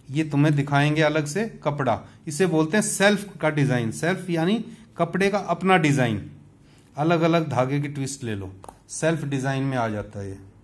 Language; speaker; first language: Hindi; native; Hindi